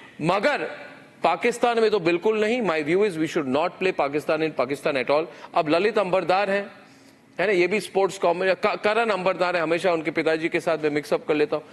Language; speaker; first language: Hindi; native; Hindi